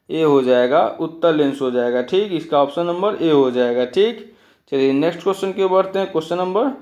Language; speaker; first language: Hindi; native; Hindi